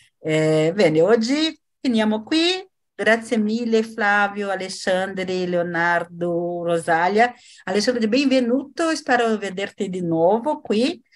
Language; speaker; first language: Italian; non-native, fluent; Portuguese